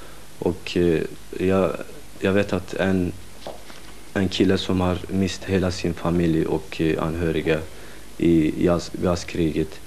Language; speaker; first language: Swedish; non-native, fluent; Kurdish